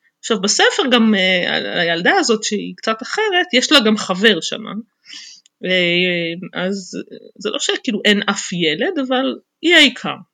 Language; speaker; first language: Hebrew; native; Hebrew